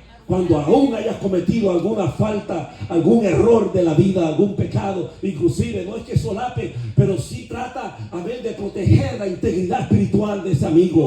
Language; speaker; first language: Spanish; native; Spanish